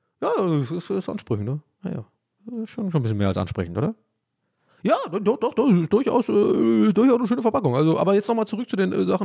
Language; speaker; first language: German; native; German